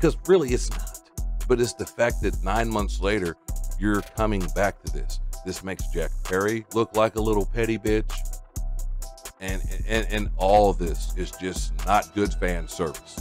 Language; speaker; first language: English; native; English